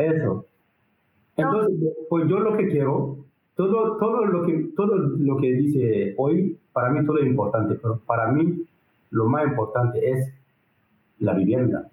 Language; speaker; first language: Spanish; non-native, learner; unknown